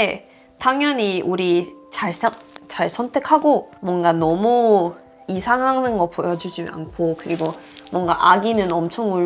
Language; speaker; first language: Korean; non-native, fluent; Swedish